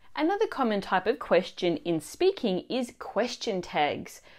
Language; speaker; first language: English; early bilingual, other home language; Italian